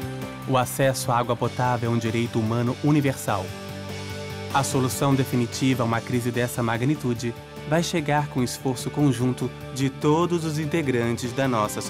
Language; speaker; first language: Portuguese; native; Portuguese